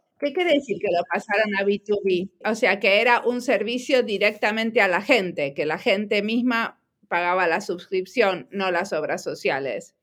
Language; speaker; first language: Spanish; native; Spanish